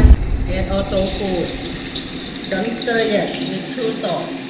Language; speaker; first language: English; non-native, learner; Thai